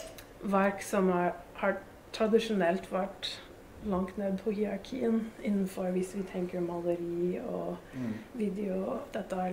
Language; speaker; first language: Norwegian; non-native, fluent; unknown